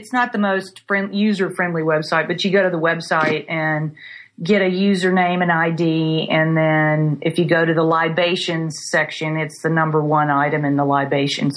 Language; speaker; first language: English; native; English